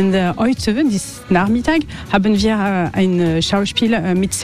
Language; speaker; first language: German; non-native, learner; French